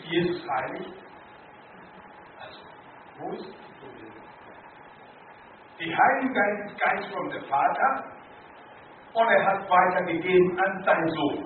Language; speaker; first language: German; non-native, fluent; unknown